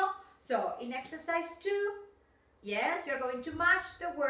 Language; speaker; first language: English; non-native, fluent; Spanish